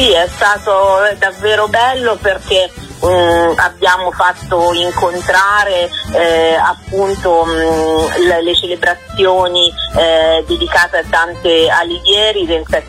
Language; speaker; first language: Italian; native; Italian